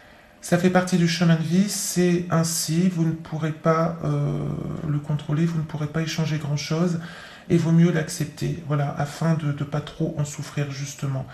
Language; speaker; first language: French; native; French